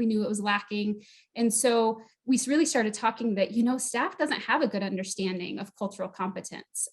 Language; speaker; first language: English; native; English